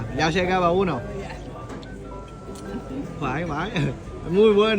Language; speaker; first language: Spanish; non-native, fluent; Vietnamese